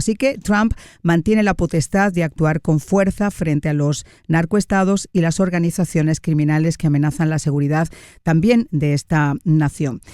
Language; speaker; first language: Spanish; native; Spanish